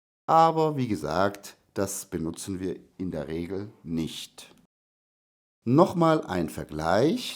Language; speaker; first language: German; non-native, fluent; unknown